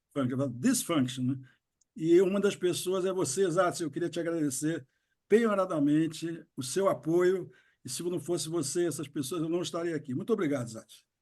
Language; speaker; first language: Portuguese; native; Portuguese